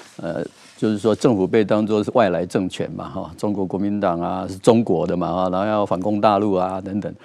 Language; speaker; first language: Chinese; native; Chinese